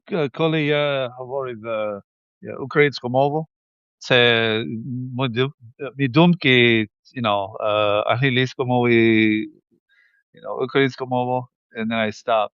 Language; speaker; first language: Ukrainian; non-native, learner; English